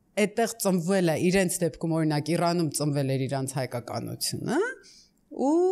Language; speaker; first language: Armenian; early bilingual, heritage; Armenian